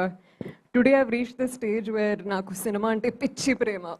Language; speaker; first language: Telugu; early bilingual, heritage; Telugu